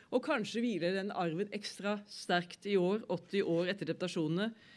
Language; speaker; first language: Norwegian; native; Norwegian